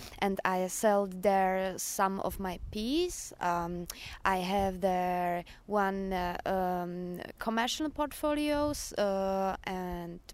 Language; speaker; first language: English; non-native, learner; Czech